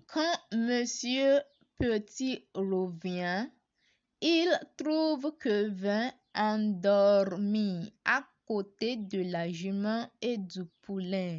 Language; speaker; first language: French; non-native, learner; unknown